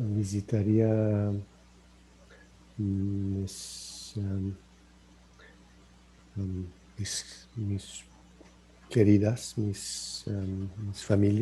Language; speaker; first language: Spanish; non-native, learner; English